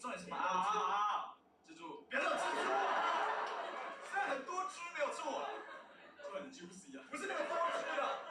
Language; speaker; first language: Chinese; native; Chinese